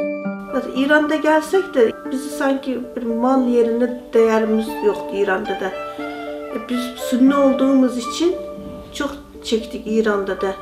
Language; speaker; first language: Turkish; non-native, fluent; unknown